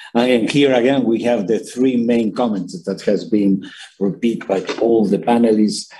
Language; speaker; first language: English; non-native, fluent; Spanish